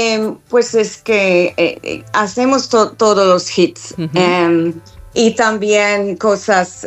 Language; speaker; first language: Spanish; non-native, fluent; English